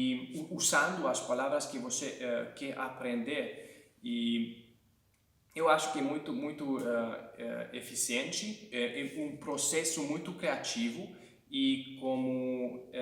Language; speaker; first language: Portuguese; non-native, fluent; Hungarian